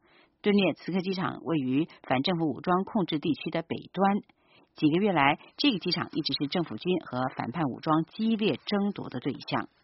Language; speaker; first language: Chinese; native; Chinese